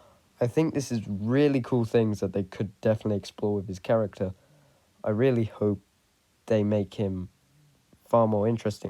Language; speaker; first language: English; native; English